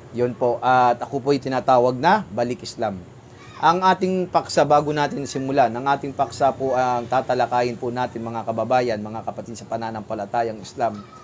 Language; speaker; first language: Filipino; native; Filipino